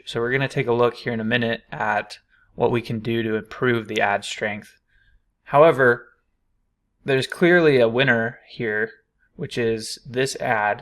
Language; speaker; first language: English; native; English